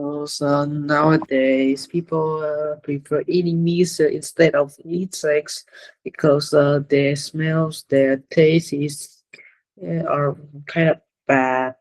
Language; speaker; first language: English; non-native, learner; Vietnamese